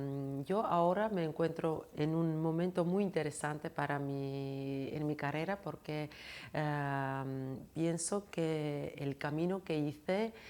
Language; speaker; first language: Spanish; non-native, fluent; Georgian